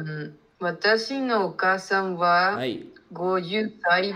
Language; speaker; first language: Japanese; non-native, learner; Spanish